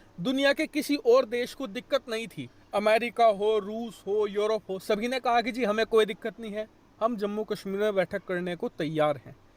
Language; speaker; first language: Hindi; native; Hindi